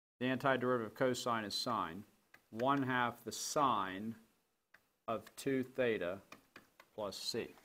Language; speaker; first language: English; native; English